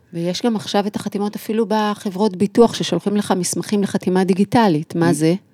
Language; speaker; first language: Hebrew; native; Hebrew